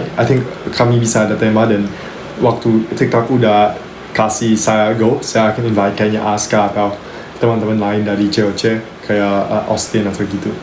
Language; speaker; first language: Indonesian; non-native, local second language; English